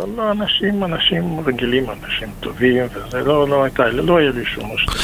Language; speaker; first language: Hebrew; non-native, fluent; Russian